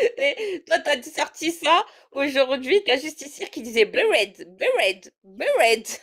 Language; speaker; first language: French; early bilingual, other home language; Portuguese